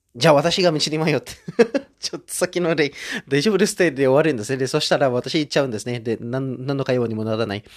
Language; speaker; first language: Japanese; non-native, fluent; Indonesian